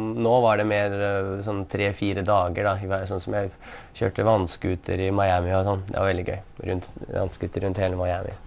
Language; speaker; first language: Norwegian; early bilingual, other home language; Russian